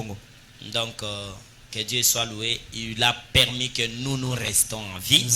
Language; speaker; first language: Haitian Creole; non-native, local second language; Lingala